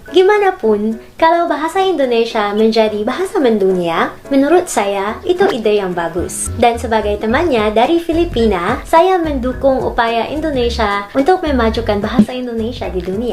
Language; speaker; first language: Indonesian; non-native, learner; Filipino